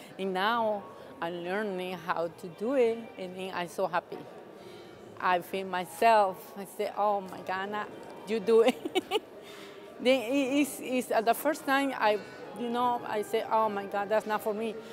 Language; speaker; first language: English; non-native, learner; Spanish